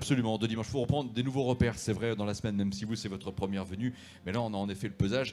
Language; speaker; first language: French; native; French